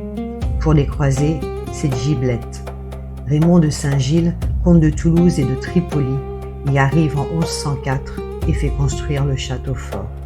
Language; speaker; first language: French; native; French